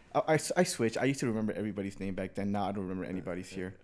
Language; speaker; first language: English; early bilingual, other home language; Burmese